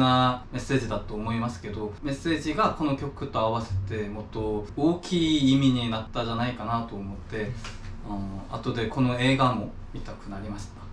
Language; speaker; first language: Japanese; non-native, fluent; Korean